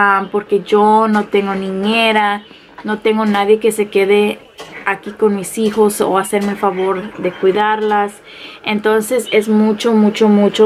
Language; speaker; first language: Spanish; early bilingual, heritage; Spanish